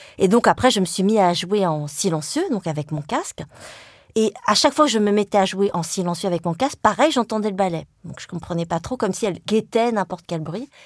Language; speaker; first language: French; early bilingual, other home language; Vietnamese